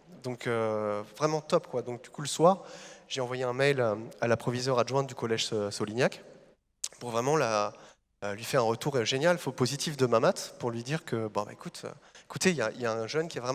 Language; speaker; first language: French; native; French